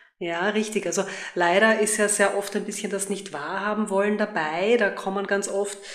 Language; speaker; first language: German; native; German